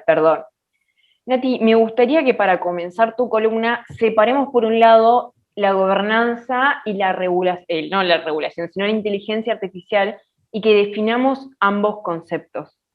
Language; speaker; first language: Spanish; native; Spanish